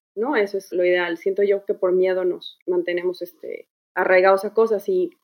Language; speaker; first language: Spanish; native; Spanish